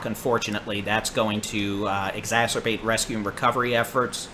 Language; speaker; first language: English; native; English